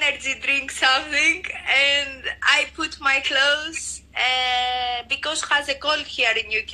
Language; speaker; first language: English; non-native, learner; Greek